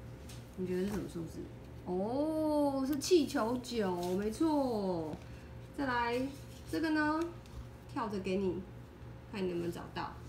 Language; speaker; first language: Chinese; native; Chinese